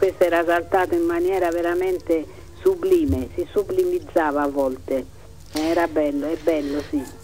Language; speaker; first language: Italian; early bilingual, other home language; Amharic